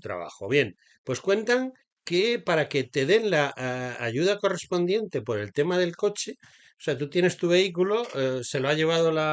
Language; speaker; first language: Spanish; native; Spanish